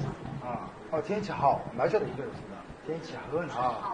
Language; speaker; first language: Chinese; non-native, learner; Korean